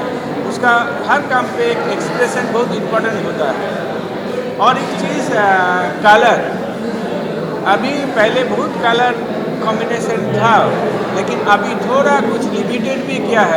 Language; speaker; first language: Hindi; non-native, local second language; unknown